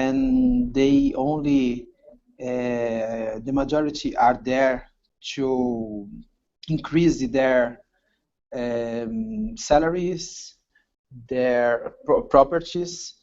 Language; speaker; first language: English; non-native, learner; Portuguese